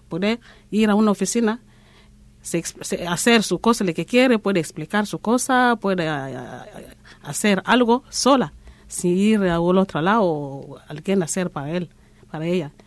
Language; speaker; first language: Spanish; non-native, learner; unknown